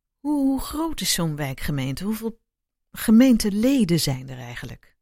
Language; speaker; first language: Dutch; native; Dutch